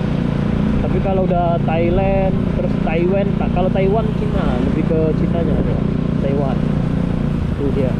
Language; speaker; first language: Indonesian; native; Indonesian